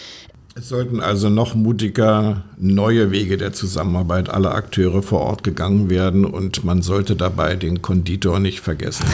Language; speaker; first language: German; native; German